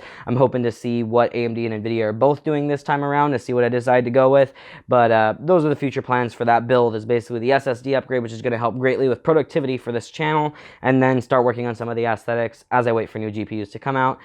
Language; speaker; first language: English; native; English